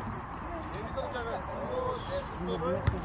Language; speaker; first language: Korean; native; Korean